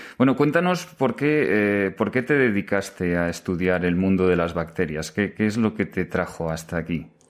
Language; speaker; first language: Spanish; native; Spanish